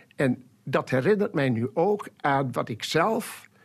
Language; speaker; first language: Dutch; native; Dutch